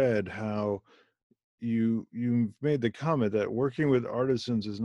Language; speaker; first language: English; non-native, fluent; Hindi